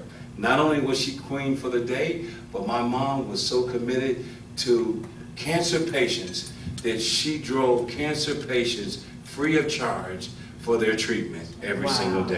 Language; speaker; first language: English; native; English